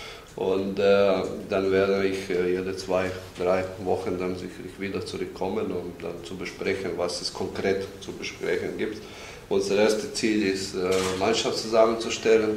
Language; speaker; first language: German; non-native, fluent; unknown